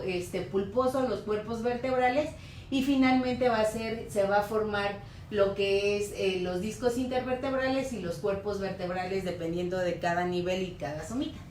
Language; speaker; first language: Spanish; native; Spanish